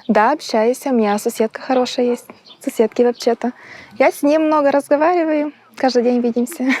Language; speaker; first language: Russian; non-native, fluent; Portuguese